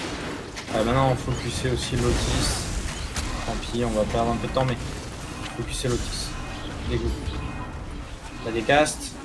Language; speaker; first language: French; native; French